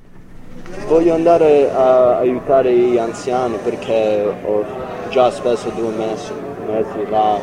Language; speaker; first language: Italian; non-native, learner; English